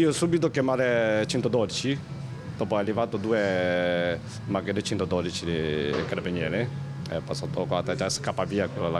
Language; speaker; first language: Italian; non-native, local second language; Chinese